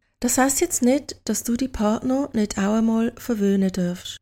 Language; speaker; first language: German; native; German